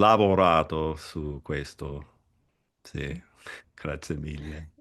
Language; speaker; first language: Italian; non-native, fluent; English